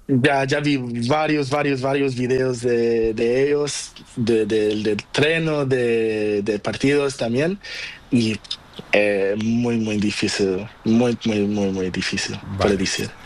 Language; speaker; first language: Spanish; non-native, learner; Portuguese